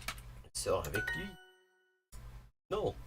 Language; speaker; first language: French; non-native, learner; English